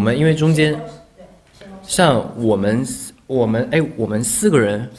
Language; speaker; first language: Chinese; native; Chinese